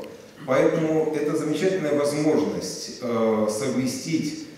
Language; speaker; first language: Russian; native; Russian